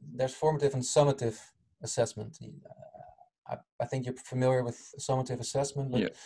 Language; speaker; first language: English; non-native, fluent; Dutch